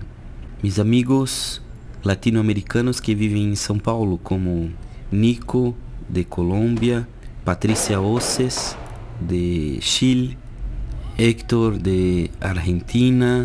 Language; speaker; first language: Spanish; non-native, fluent; Portuguese